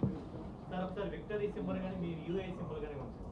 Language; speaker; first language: Telugu; native; Telugu